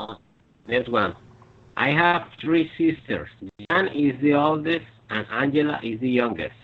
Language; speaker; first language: English; non-native, learner; Spanish